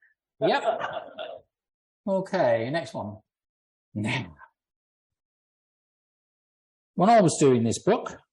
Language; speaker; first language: English; native; English